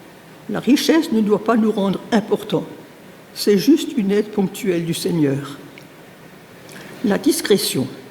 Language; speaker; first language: French; native; French